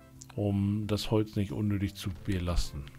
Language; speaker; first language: German; native; German